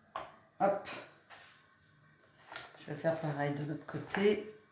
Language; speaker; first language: French; native; French